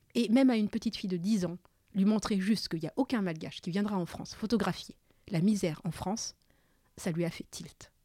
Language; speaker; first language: French; early bilingual, other home language; Malagasy